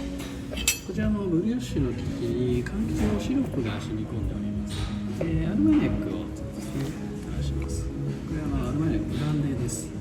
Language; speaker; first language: Japanese; native; Japanese